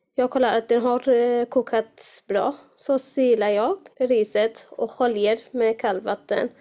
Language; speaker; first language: Swedish; non-native, fluent; Arabic